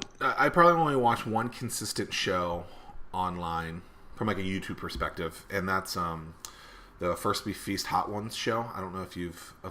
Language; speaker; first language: English; native; English